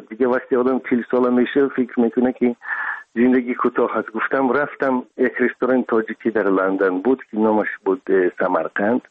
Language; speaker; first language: Persian; non-native, local second language; Russian